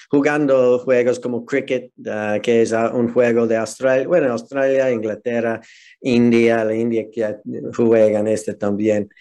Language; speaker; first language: Spanish; non-native, fluent; English